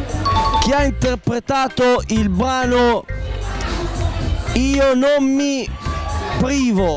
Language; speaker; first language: Italian; native; Italian